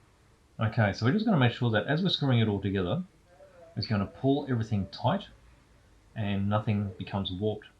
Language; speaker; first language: English; native; English